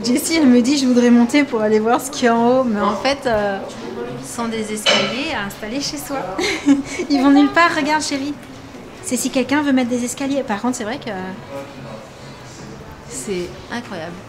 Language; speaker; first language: French; native; French